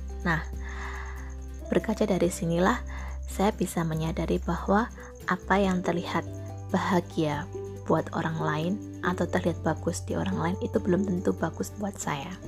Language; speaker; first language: Indonesian; native; Indonesian